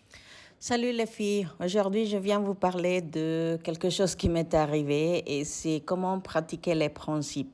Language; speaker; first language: French; non-native, fluent; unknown